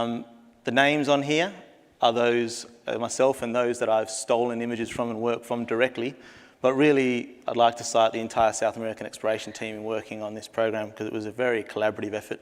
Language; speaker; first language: English; native; English